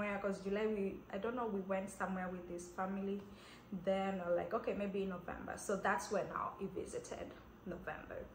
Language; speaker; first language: English; non-native, local second language; Kamba